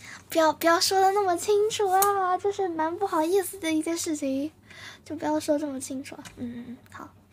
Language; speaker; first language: Chinese; native; Chinese